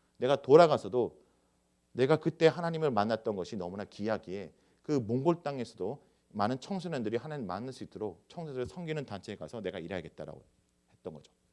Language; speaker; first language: Korean; native; Korean